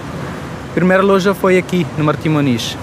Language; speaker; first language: Portuguese; non-native, fluent; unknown